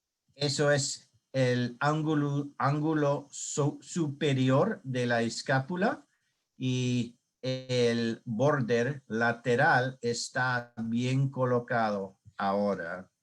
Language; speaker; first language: Spanish; non-native, learner; English